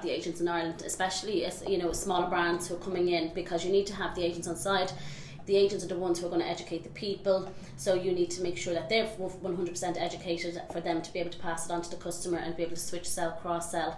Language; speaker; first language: English; native; English